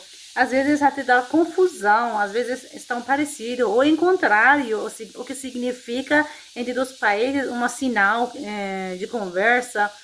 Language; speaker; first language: Portuguese; non-native, fluent; Persian